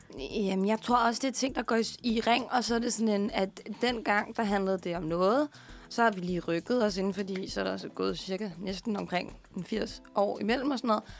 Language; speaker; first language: Danish; native; Danish